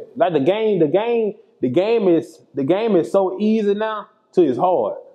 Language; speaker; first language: English; native; English